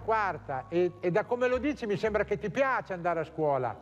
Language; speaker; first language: Italian; native; Italian